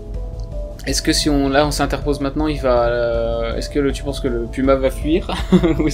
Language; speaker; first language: French; native; French